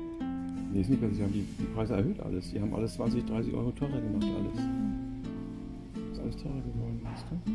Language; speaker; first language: German; native; German